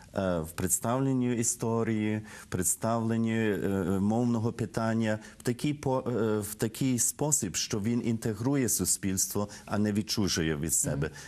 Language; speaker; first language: Ukrainian; early bilingual, heritage; Ukrainian